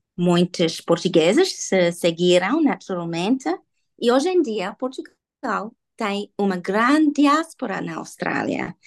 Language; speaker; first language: Portuguese; non-native, learner; English